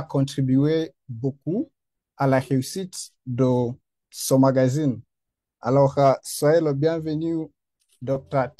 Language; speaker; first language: French; non-native, fluent; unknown